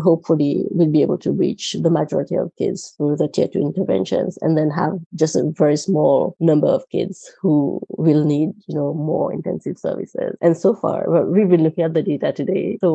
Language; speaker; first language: English; non-native, fluent; Morisyen